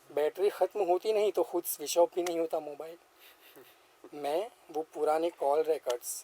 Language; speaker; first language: Hindi; non-native, local second language; Gujarati